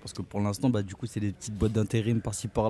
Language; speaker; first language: French; native; French